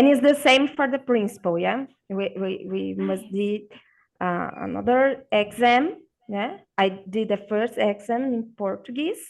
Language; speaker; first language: English; non-native, learner; Portuguese